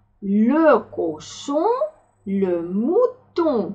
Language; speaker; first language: French; non-native, fluent; Russian